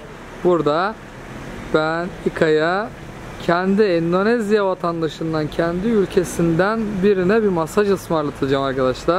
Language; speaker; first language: Turkish; native; Turkish